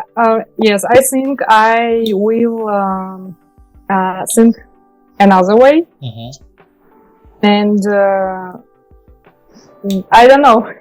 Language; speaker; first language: English; non-native, learner; Russian